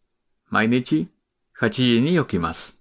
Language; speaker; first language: Japanese; non-native, fluent; Spanish